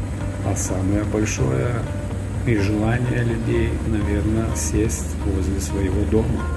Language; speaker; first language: Russian; native; Russian